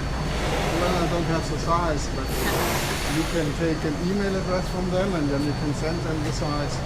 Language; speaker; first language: English; non-native, fluent; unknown